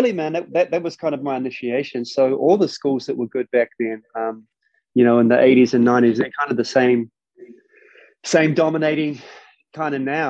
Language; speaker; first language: English; native; English